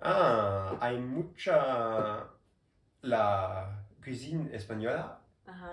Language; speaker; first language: Spanish; non-native, learner; German